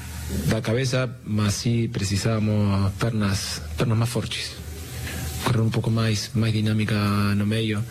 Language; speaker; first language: Portuguese; non-native, learner; Spanish